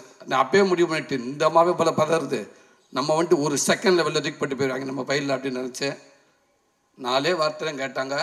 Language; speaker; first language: Tamil; native; Tamil